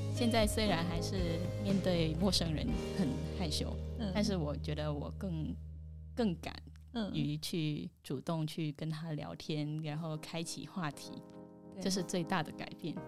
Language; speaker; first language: Chinese; non-native, fluent; Spanish